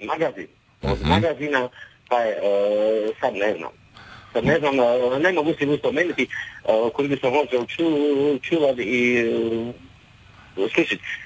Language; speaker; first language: Croatian; non-native, learner; Czech